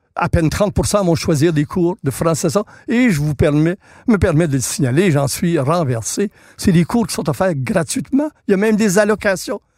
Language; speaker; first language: French; native; French